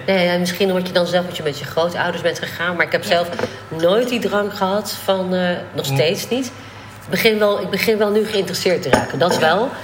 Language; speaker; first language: Dutch; native; Dutch